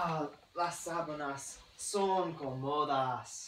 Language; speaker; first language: Spanish; non-native, learner; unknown